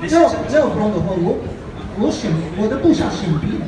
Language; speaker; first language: Chinese; non-native, fluent; Japanese